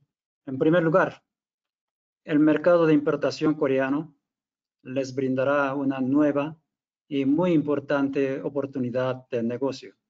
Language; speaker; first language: Spanish; non-native, fluent; Korean